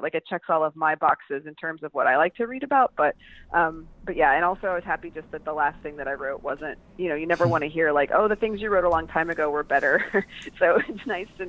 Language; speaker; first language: English; native; English